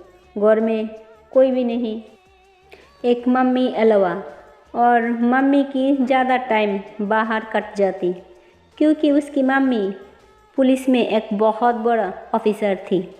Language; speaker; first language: Hindi; non-native, local second language; Bangla